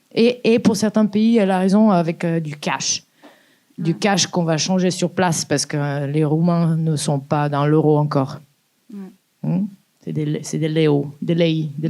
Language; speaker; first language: French; native; French